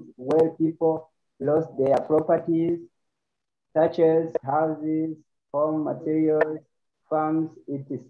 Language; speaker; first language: English; non-native, learner; Rundi